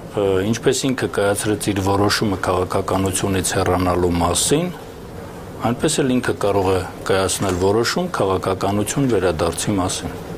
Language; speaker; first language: Armenian; native; Armenian